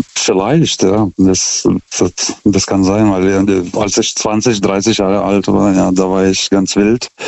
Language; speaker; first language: German; non-native, fluent; Russian